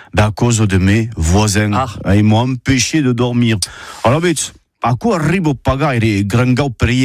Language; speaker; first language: French; native; French